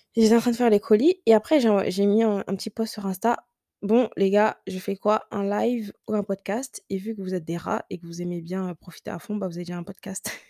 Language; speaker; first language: French; early bilingual, other home language; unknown